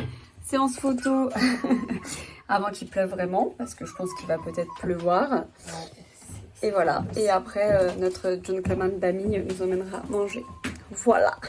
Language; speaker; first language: French; native; French